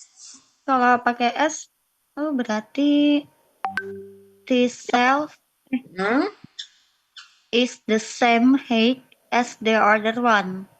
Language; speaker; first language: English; non-native, learner; Indonesian